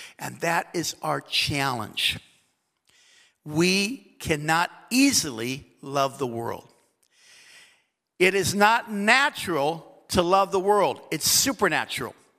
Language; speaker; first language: English; native; English